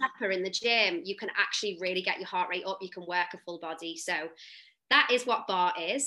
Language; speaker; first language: English; native; English